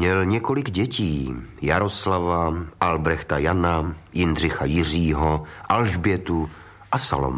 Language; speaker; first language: Czech; native; Czech